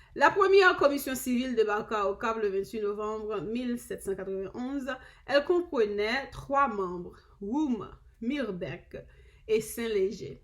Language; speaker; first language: French; non-native, learner; English